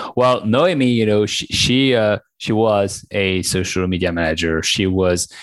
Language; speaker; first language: English; non-native, fluent; French